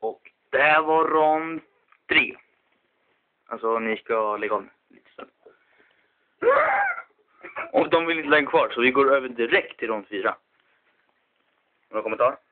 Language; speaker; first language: Swedish; native; Swedish